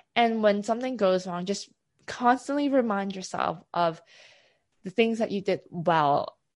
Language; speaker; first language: English; non-native, local second language; Cantonese